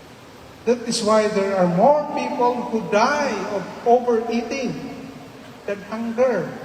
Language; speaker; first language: English; non-native, local second language; Filipino